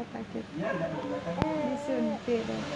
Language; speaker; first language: Indonesian; native; Indonesian